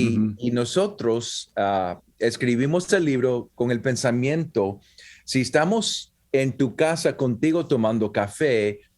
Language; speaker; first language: Spanish; early bilingual, heritage; Spanish